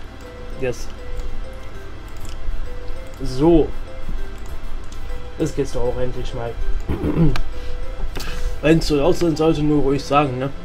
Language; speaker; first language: German; native; German